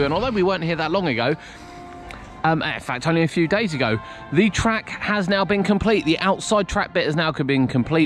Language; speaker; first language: English; native; English